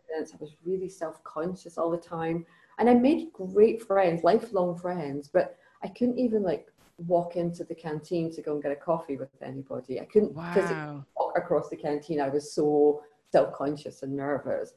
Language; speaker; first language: English; native; English